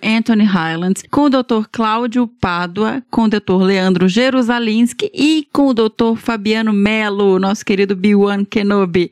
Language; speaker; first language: Portuguese; native; Portuguese